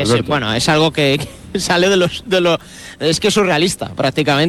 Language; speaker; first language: Spanish; native; Spanish